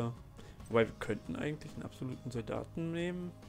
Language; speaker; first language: German; native; German